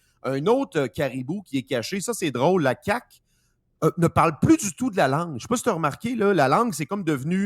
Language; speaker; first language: French; native; French